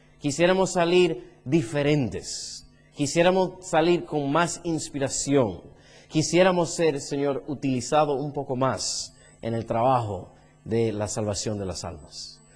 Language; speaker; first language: Spanish; early bilingual, heritage; Spanish